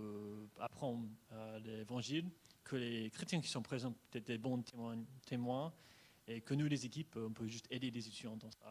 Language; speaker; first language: French; non-native, fluent; English